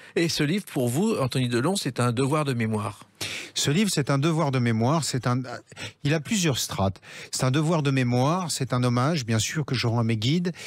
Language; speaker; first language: French; native; French